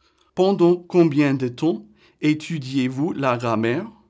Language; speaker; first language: French; non-native, fluent; English